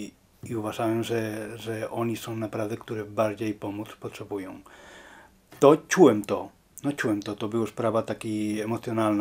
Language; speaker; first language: Polish; non-native, learner; Spanish